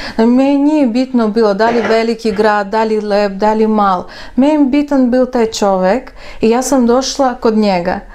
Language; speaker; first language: Serbian; non-native, learner; Russian